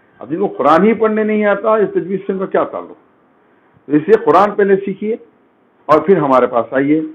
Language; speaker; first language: Urdu; native; Urdu